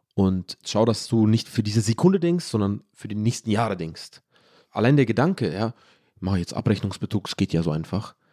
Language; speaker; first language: German; early bilingual, other home language; Arabic